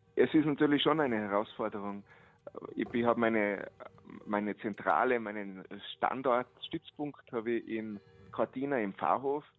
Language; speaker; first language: German; native; German